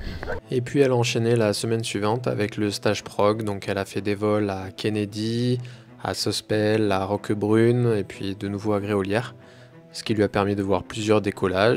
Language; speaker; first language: French; native; French